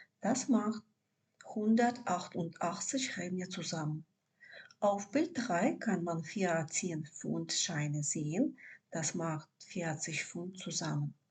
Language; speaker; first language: German; non-native, fluent; Ukrainian